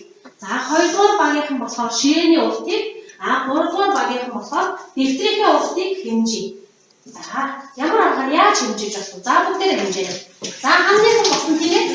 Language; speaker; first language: Mongolian; native; Mongolian